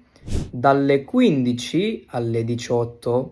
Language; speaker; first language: Italian; non-native, learner; Bangla